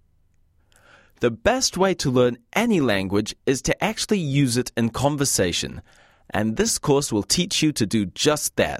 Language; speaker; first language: English; native; English